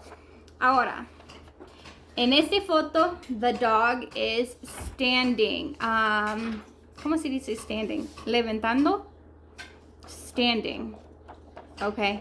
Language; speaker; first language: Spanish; non-native, learner; English